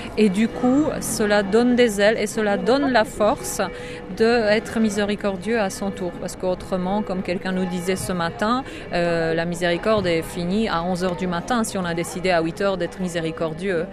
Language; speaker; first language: French; non-native, fluent; Polish